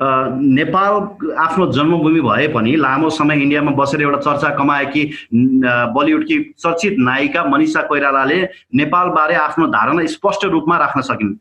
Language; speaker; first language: Nepali; native; Nepali